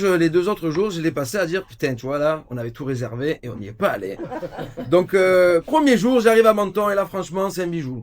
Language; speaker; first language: French; native; French